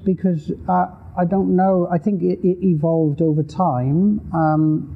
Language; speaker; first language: English; native; English